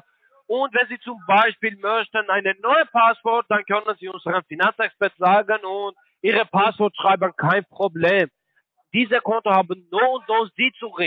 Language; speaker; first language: German; non-native, learner; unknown